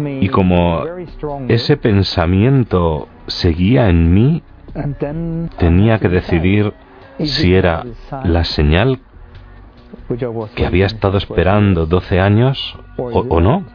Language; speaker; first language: Spanish; non-native, fluent; German